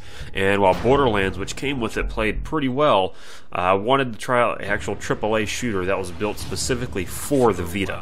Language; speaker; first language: English; native; English